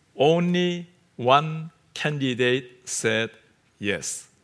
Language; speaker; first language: English; non-native, fluent; Korean